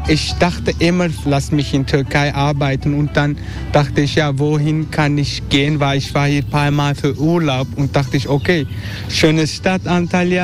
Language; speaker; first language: German; non-native, learner; Turkish